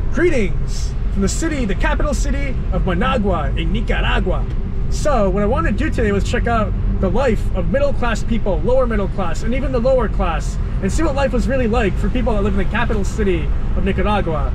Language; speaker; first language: English; native; English